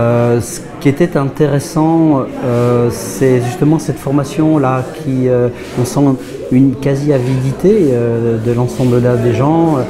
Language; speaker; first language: French; native; French